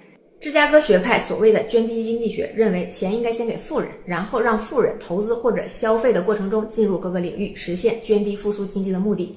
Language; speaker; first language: Chinese; native; Chinese